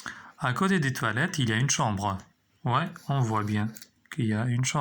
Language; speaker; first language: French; non-native, fluent; Albanian